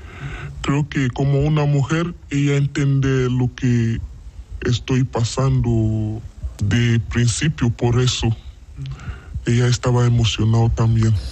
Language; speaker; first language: Spanish; non-native, learner; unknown